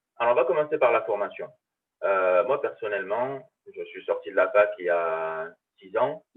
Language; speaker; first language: French; early bilingual, other home language; Arabic